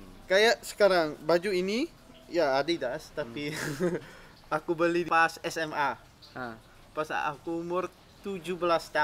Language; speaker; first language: Indonesian; non-native, fluent; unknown